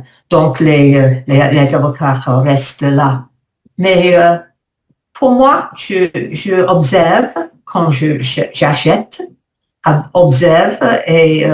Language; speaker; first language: French; non-native, learner; English